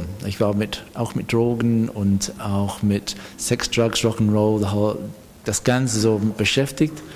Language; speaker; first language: German; non-native, fluent; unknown